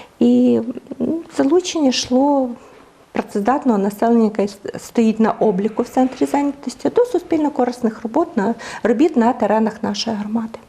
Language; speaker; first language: Ukrainian; native; Ukrainian